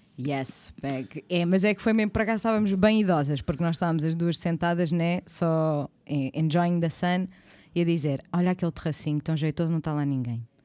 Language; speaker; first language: Portuguese; native; Portuguese